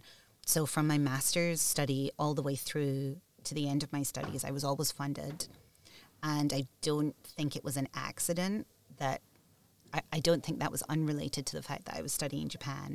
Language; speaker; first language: English; native; English